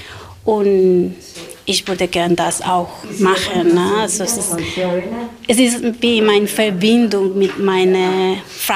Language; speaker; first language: German; non-native, learner; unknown